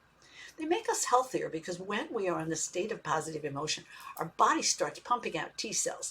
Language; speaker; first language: English; native; English